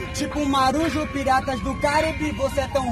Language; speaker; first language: Portuguese; native; Portuguese